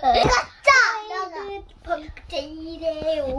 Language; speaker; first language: Korean; early bilingual, other home language; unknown